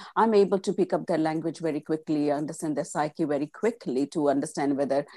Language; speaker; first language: English; non-native, local second language; Gujarati